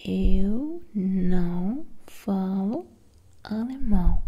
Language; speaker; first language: Portuguese; non-native, learner; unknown